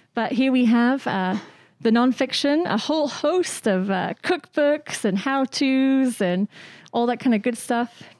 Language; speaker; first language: English; native; English